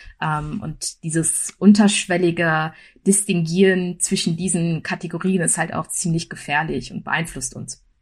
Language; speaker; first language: German; early bilingual, other home language; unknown